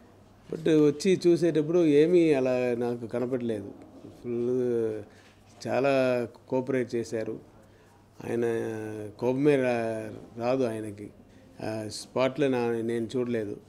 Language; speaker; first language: Telugu; non-native, learner; Tamil